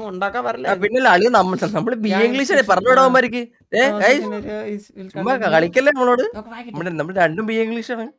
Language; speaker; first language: Malayalam; native; Malayalam